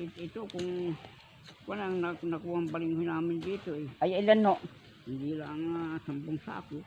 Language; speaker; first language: Filipino; native; Filipino